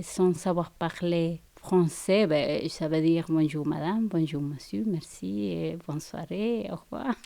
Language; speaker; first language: French; non-native, fluent; Spanish